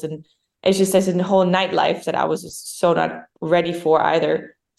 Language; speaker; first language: English; non-native, fluent; Danish